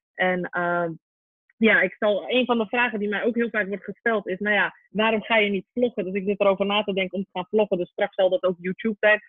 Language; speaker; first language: Dutch; early bilingual, other home language; Persian